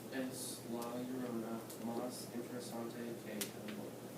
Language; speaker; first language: Spanish; non-native, learner; English